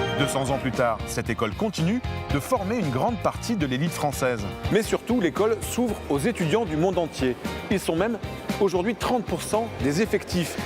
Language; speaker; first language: French; native; French